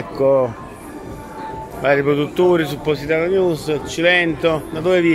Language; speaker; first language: Italian; native; Italian